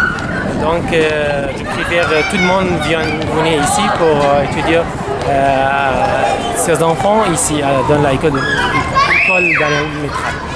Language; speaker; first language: French; non-native, learner; Kurdish